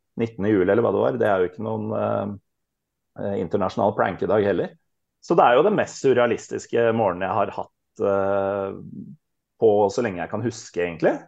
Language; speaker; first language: Norwegian; native; Norwegian